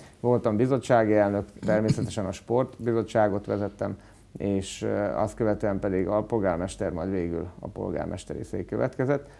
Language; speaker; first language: Hungarian; native; Hungarian